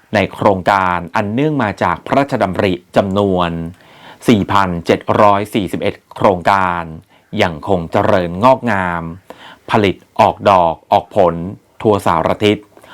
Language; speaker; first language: Thai; native; Thai